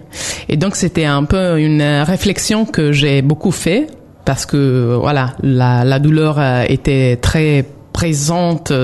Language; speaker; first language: French; non-native, fluent; Italian